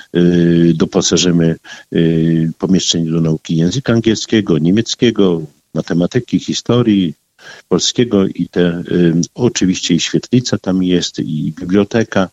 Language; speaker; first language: Polish; native; Polish